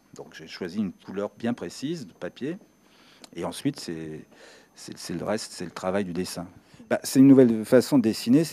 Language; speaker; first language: French; non-native, fluent; Serbian